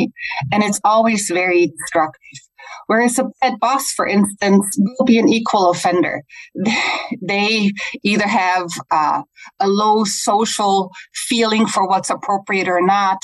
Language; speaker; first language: English; non-native, fluent; German